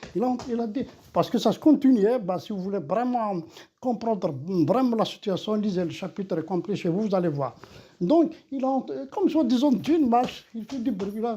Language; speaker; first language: French; non-native, local second language; Kabyle